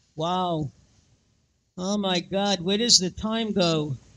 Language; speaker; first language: English; native; English